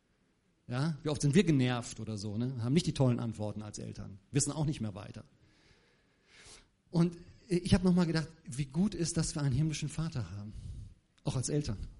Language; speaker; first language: German; native; German